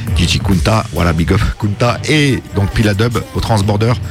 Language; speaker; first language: French; native; French